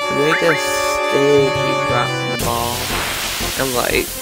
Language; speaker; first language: English; native; English